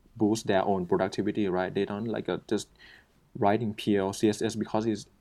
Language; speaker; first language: English; non-native, learner; Thai